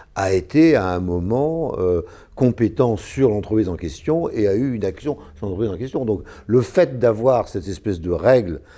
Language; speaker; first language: French; native; French